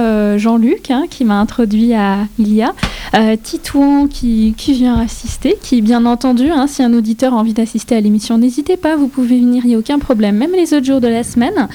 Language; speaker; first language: French; native; French